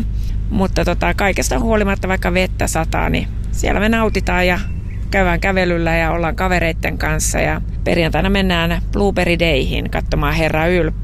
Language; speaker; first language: Finnish; native; Finnish